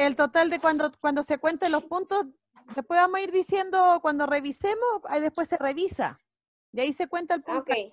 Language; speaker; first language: Spanish; native; Spanish